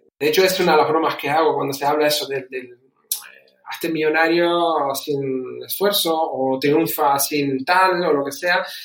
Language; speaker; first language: Spanish; early bilingual, other home language; German